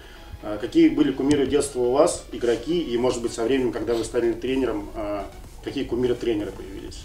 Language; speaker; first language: Russian; native; Russian